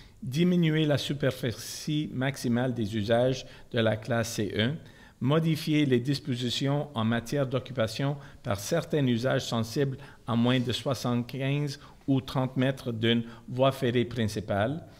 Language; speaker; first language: French; non-native, local second language; English